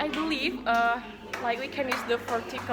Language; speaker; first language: English; non-native, fluent; Indonesian